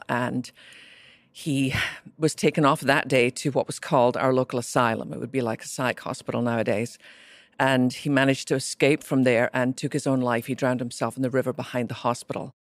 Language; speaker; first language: English; native; English